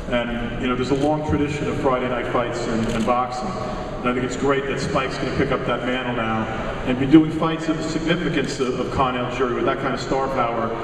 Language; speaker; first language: English; native; English